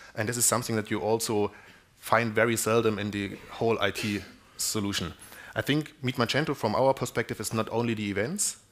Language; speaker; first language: English; non-native, fluent; German